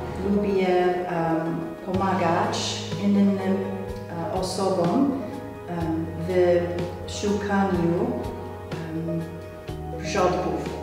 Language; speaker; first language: Polish; non-native, learner; English